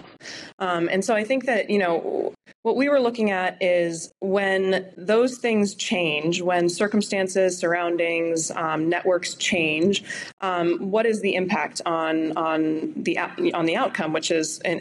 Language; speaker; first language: English; native; English